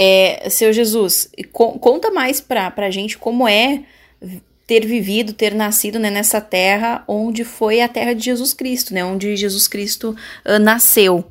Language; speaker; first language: Portuguese; native; Portuguese